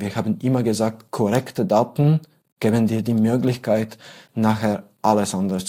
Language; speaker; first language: German; non-native, fluent; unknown